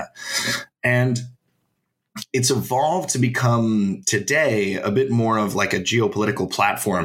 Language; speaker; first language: English; native; English